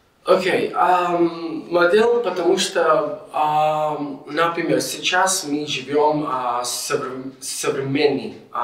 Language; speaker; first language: Russian; non-native, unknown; English